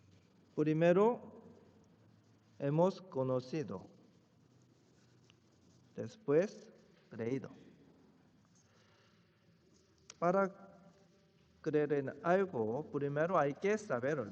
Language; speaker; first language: Spanish; non-native, fluent; Korean